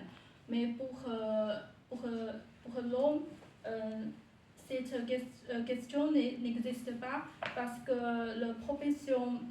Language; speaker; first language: French; non-native, learner; Chinese